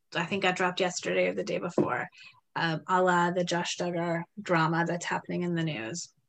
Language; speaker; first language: English; native; English